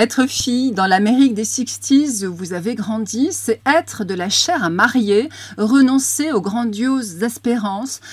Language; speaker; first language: French; native; French